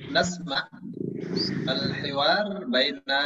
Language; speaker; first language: Arabic; non-native, fluent; Indonesian